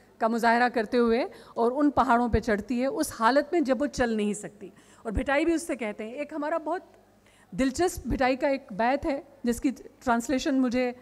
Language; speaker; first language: Urdu; non-native, local second language; Sindhi